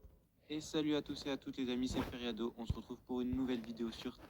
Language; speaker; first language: French; native; French